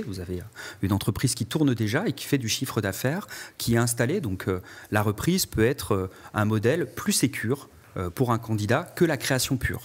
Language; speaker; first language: French; native; French